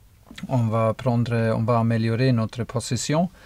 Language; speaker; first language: French; non-native, fluent; German